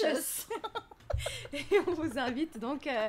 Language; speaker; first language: French; native; French